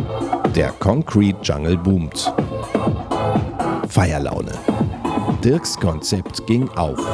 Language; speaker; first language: German; native; German